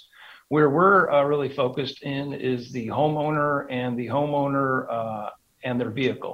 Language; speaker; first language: English; native; English